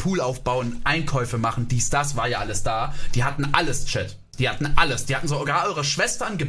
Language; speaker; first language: German; native; German